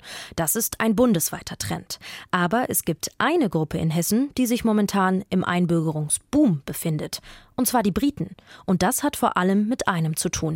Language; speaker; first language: German; native; German